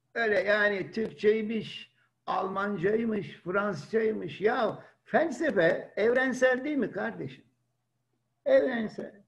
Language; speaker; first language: Turkish; native; Turkish